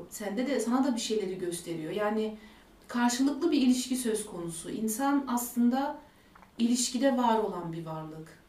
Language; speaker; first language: Turkish; early bilingual, heritage; Turkish